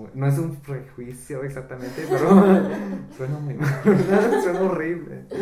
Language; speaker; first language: Spanish; non-native, fluent; English